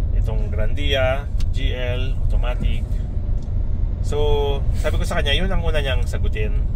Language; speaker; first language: Filipino; non-native, local second language; Iloko